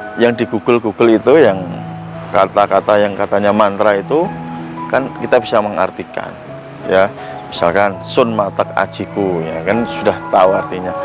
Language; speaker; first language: Indonesian; non-native, local second language; Javanese